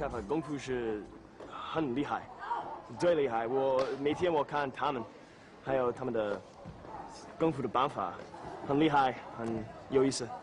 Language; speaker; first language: Chinese; non-native, learner; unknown